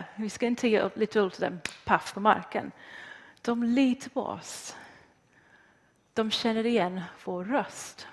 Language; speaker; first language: Swedish; non-native, fluent; English